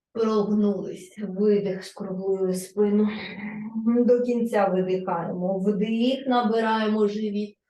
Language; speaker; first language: Ukrainian; non-native, local second language; Russian